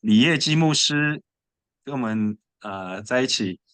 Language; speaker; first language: Chinese; early bilingual, other home language; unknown